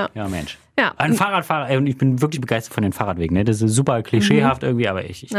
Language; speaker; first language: German; native; German